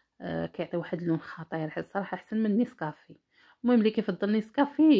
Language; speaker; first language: Arabic; native; Arabic